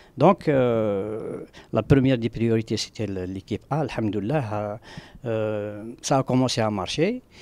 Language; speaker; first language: French; non-native, local second language; Arabic